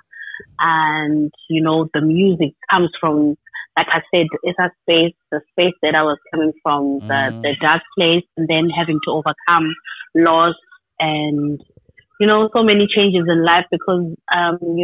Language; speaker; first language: English; non-native, local second language; Xhosa